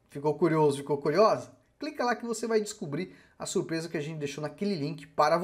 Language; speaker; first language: Portuguese; native; Portuguese